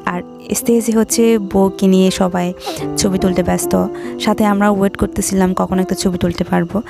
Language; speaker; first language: Bangla; non-native, local second language; Chakma